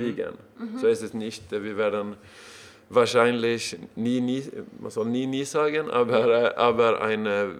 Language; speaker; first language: German; non-native, learner; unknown